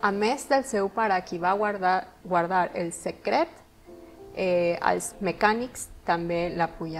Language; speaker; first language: Catalan; non-native, learner; Spanish